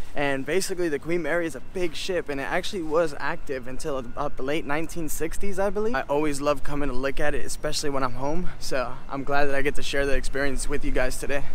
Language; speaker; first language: English; native; English